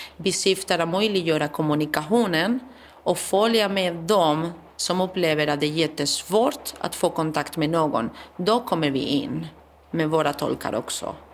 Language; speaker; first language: Swedish; non-native, fluent; Spanish